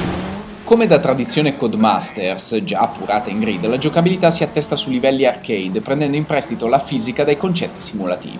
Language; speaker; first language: Italian; native; Italian